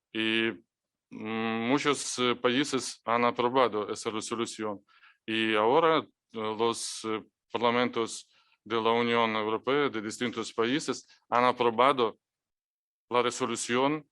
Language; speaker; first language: Spanish; non-native, fluent; Ukrainian